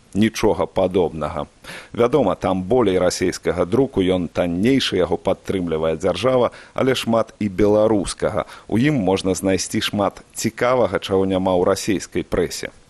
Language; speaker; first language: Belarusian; native; Belarusian